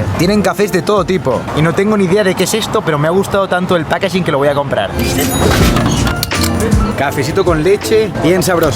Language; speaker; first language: Spanish; native; Spanish